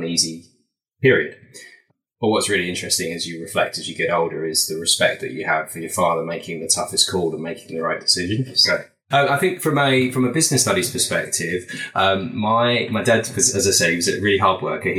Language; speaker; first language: English; native; English